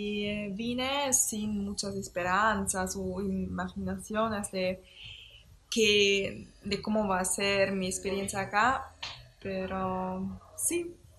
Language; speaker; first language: Spanish; non-native, fluent; German